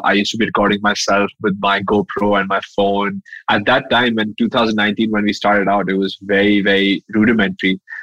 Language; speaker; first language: English; non-native, local second language; Hindi